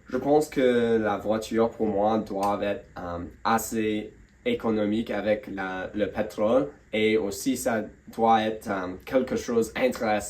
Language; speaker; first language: French; non-native, local second language; English